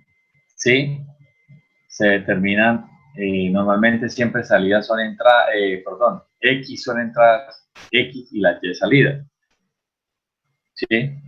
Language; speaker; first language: Spanish; native; Spanish